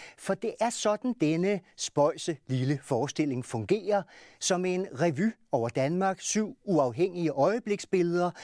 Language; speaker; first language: Danish; native; Danish